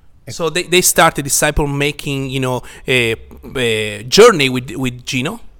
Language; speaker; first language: English; non-native, fluent; Italian